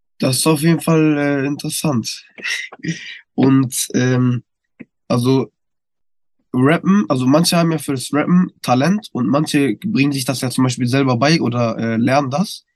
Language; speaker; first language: German; early bilingual, other home language; Turkish